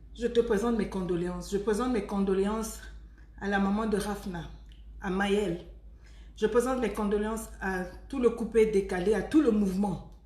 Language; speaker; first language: French; native; French